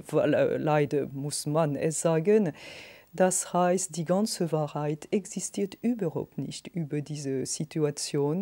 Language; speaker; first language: German; non-native, fluent; French